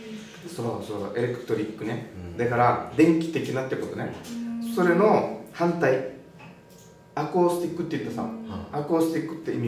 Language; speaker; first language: Japanese; native; Japanese